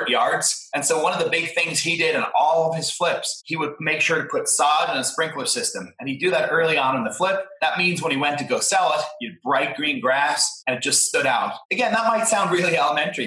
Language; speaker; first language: English; native; English